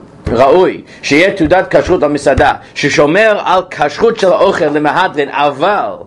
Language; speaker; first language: Hebrew; non-native, fluent; English